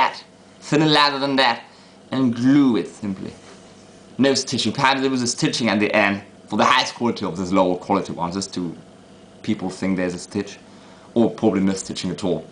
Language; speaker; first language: English; non-native, fluent; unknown